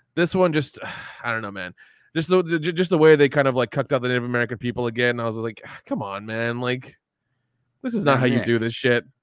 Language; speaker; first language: English; early bilingual, other home language; Hindi